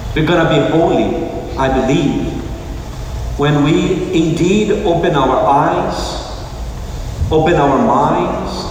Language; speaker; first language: English; non-native, fluent; Portuguese